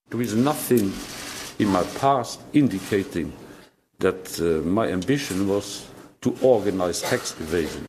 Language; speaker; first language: English; non-native, fluent; Luxembourgish